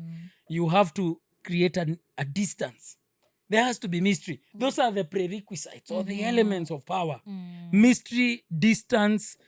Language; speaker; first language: English; non-native, local second language; Swahili